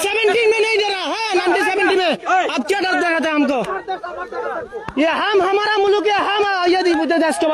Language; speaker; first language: Hindi; non-native, learner; Bangla